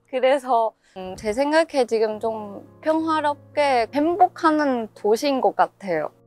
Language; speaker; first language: Korean; non-native, fluent; Chinese